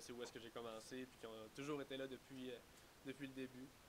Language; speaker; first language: French; native; French